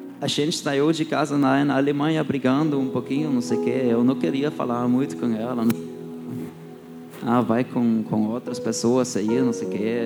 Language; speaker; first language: Portuguese; non-native, fluent; German